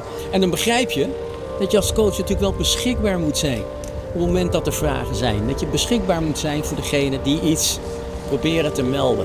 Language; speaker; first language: Dutch; native; Dutch